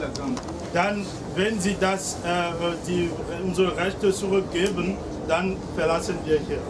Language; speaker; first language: German; non-native, learner; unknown